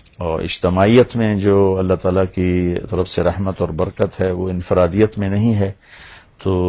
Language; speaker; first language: Urdu; non-native, local second language; Punjabi